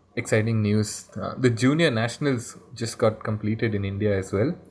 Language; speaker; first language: English; non-native, local second language; Hindi